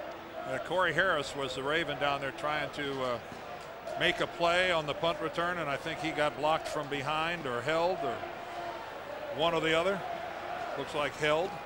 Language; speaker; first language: English; native; English